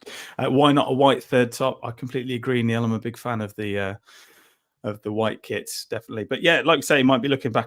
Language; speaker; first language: English; native; English